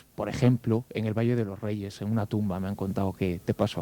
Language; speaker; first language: Spanish; native; Spanish